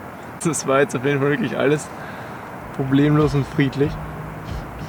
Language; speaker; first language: German; native; German